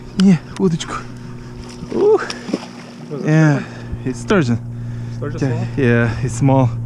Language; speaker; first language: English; non-native, learner; Ukrainian